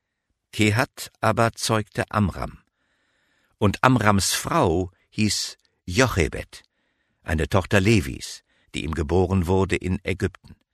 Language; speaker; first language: German; native; German